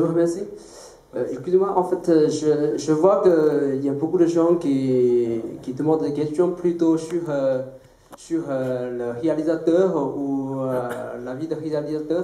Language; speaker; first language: French; non-native, fluent; Chinese